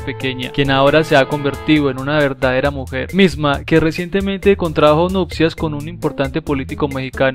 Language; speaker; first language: Spanish; native; Spanish